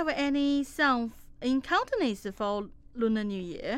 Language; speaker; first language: English; non-native, fluent; Chinese